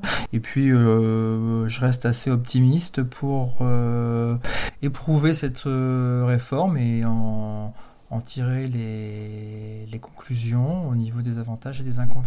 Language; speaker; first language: French; native; French